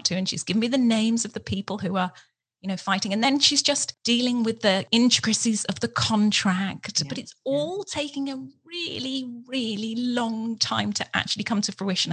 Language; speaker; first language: English; native; English